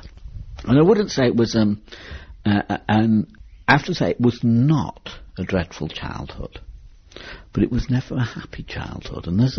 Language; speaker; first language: English; native; English